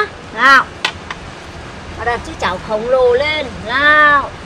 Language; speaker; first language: Vietnamese; native; Vietnamese